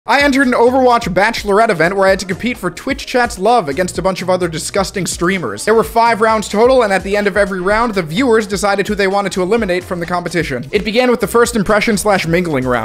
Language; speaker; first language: English; native; English